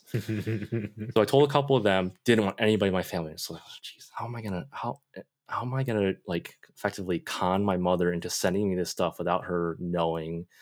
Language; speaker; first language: English; native; English